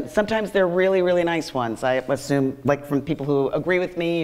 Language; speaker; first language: English; native; English